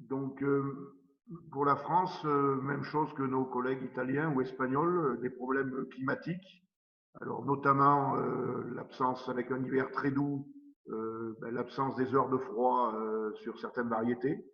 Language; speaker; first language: French; native; French